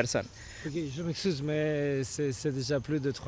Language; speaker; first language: French; non-native, learner; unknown